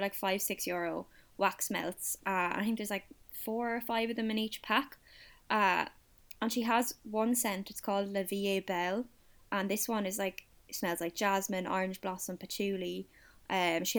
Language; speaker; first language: English; native; English